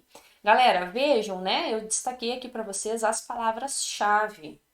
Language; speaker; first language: Portuguese; native; Portuguese